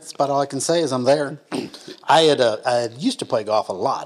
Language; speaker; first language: English; native; English